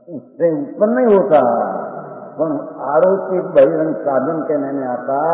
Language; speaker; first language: Hindi; non-native, local second language; Gujarati